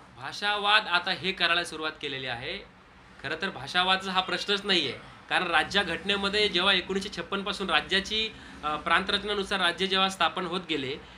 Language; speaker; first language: Marathi; native; Marathi